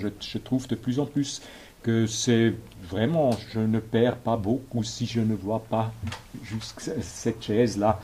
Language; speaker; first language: French; non-native, local second language; German